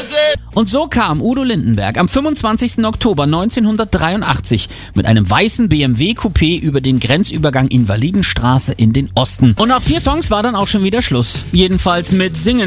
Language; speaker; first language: German; native; German